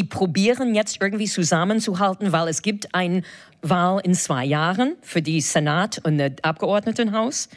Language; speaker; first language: German; non-native, fluent; English